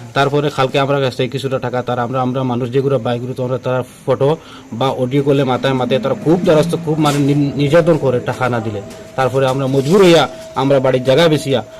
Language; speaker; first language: Bangla; native; Bangla